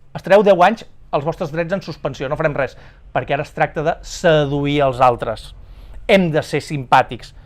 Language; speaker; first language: Catalan; native; Catalan